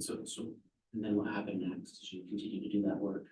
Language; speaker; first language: English; native; English